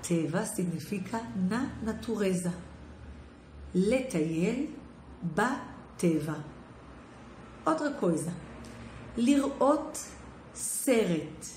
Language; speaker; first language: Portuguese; non-native, fluent; Hebrew